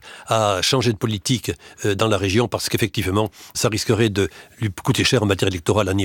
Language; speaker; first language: French; native; French